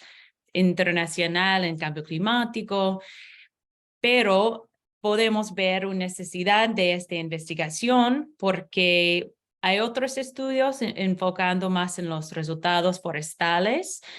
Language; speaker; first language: Spanish; non-native, learner; English